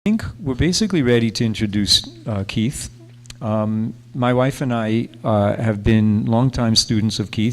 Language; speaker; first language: English; native; English